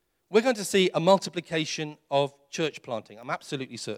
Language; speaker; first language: English; native; English